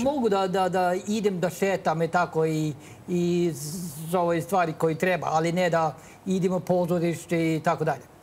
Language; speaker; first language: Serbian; non-native, learner; Norwegian